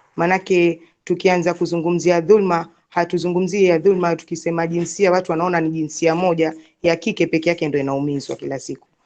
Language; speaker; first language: Swahili; native; Swahili